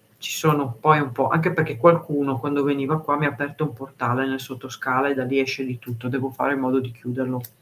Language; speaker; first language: Italian; native; Italian